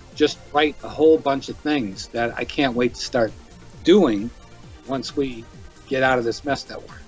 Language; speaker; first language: English; native; English